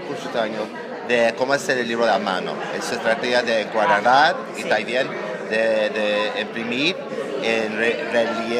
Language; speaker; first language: Spanish; non-native, learner; English